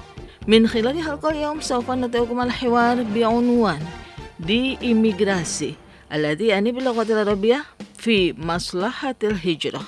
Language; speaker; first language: Arabic; non-native, fluent; Indonesian